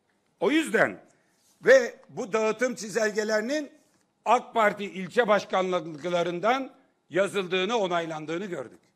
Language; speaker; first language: Turkish; native; Turkish